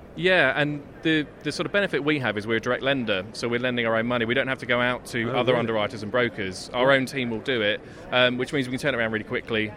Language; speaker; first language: English; native; English